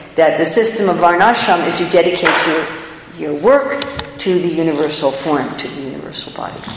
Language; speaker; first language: English; native; English